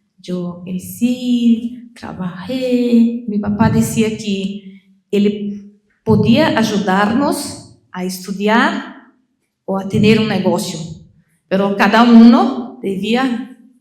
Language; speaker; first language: Spanish; non-native, learner; Portuguese